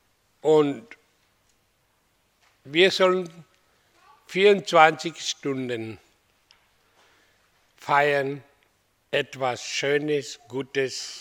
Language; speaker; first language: German; non-native, learner; Hindi